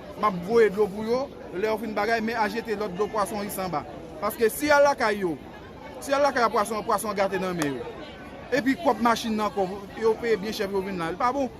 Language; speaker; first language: Haitian Creole; native; Haitian Creole